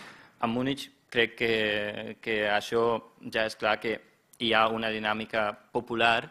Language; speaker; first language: Catalan; non-native, fluent; German